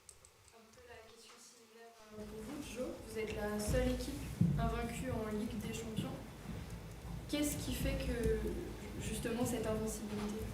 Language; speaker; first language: French; native; French